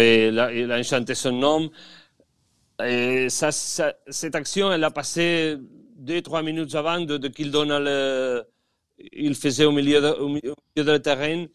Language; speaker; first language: French; non-native, fluent; Spanish